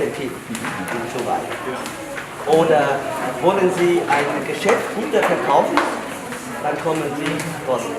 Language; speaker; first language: German; non-native, learner; Vietnamese